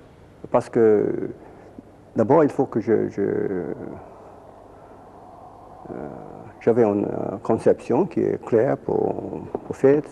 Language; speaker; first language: French; non-native, fluent; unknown